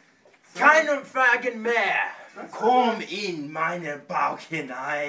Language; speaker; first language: German; non-native, learner; English